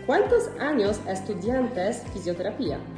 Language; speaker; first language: Spanish; non-native, learner; Polish